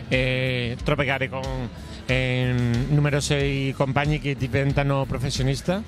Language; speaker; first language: Italian; non-native, learner; Spanish